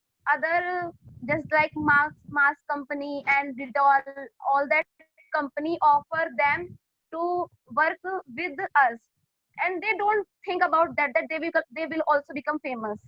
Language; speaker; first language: English; non-native, learner; Hindi